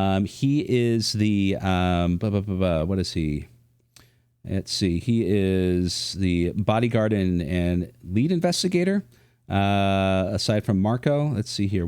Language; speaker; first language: English; native; English